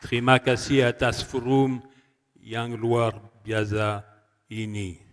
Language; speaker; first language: Indonesian; non-native, learner; French